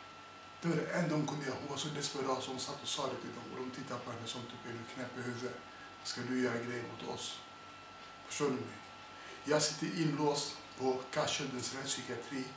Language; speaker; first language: Swedish; non-native, fluent; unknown